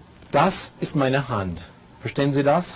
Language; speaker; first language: German; non-native, fluent; English